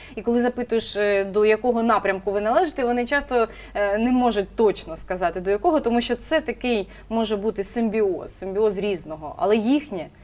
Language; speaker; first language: Ukrainian; native; Ukrainian